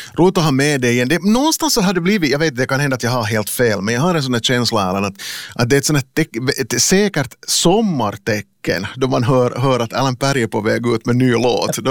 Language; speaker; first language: Swedish; native; Swedish